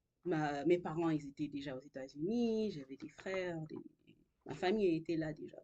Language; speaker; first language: French; non-native, local second language; Haitian Creole